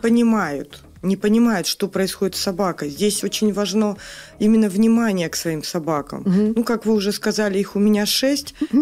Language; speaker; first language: Russian; native; Russian